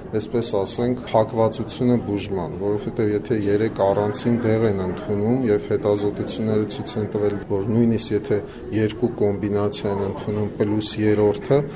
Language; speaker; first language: Armenian; native; Armenian